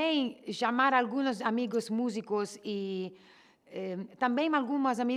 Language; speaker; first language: Portuguese; non-native, fluent; Italian